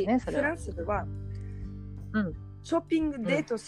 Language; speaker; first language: Japanese; non-native, learner; French